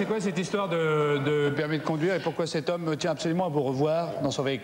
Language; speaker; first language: French; native; French